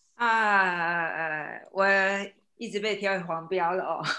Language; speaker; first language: Chinese; native; Chinese